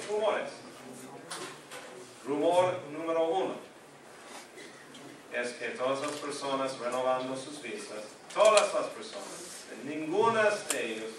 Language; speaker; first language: Spanish; non-native, fluent; English